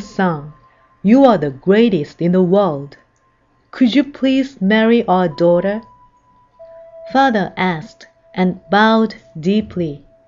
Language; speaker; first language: English; non-native, fluent; Japanese